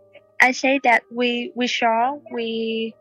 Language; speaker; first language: English; non-native, learner; Vietnamese